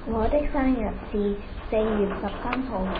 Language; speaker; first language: Chinese; early bilingual, heritage; Chinese